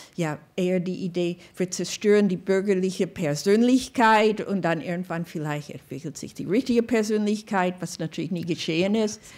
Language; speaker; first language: German; non-native, fluent; English